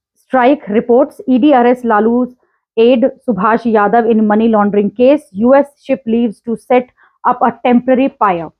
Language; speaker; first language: English; non-native, local second language; Hindi